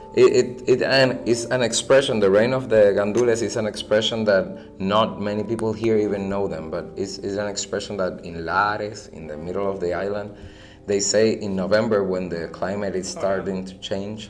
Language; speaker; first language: English; non-native, fluent; Spanish